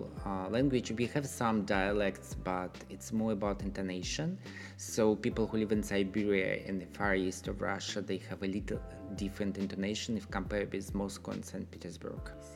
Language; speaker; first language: English; non-native, learner; Russian